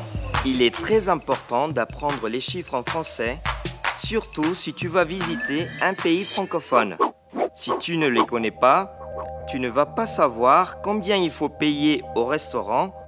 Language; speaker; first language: French; non-native, fluent; Spanish